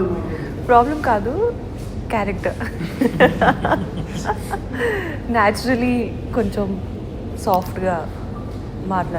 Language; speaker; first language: Telugu; non-native, learner; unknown